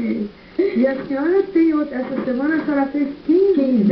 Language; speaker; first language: Portuguese; native; Portuguese